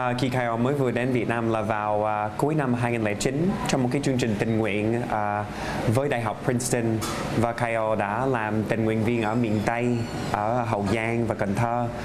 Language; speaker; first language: Vietnamese; non-native, fluent; English